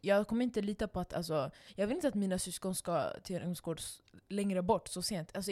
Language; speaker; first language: Swedish; non-native, local second language; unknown